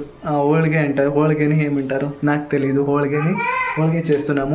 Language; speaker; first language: Telugu; non-native, local second language; Kannada